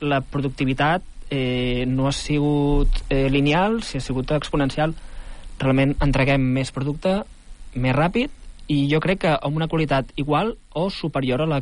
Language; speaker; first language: Catalan; native; Catalan